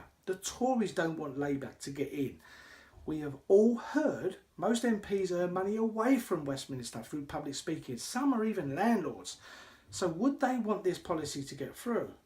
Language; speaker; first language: English; native; English